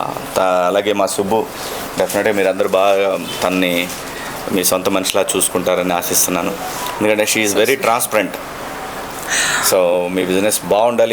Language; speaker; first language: Telugu; native; Telugu